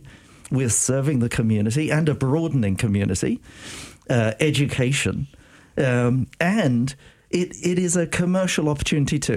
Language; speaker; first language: English; native; English